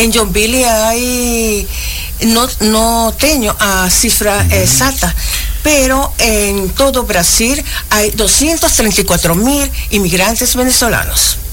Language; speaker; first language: Portuguese; non-native, learner; Spanish